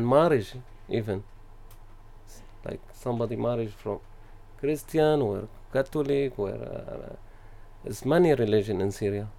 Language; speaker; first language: English; non-native, learner; Arabic